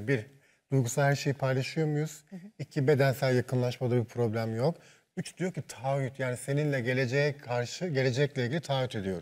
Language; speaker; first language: Turkish; native; Turkish